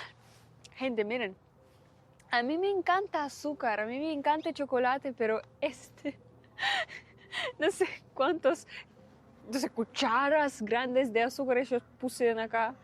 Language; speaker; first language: Spanish; non-native, fluent; Russian